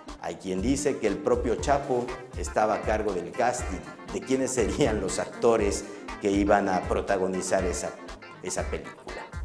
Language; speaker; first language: Spanish; native; Spanish